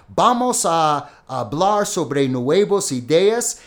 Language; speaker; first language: Spanish; non-native, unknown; English